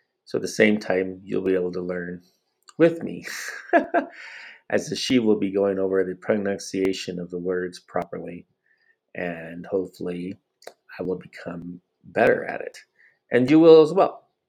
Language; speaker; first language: English; native; English